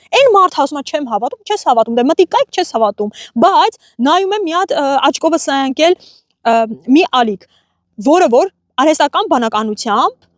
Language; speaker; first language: Armenian; native; Armenian